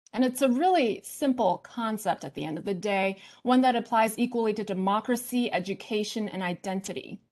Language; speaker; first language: English; early bilingual, other home language; Chinese